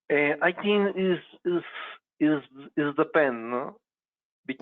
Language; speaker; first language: English; non-native, local second language; Spanish